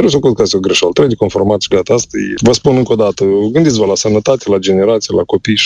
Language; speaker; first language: Romanian; native; Romanian